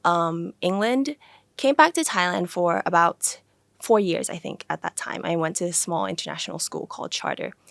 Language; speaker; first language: English; early bilingual, other home language; Thai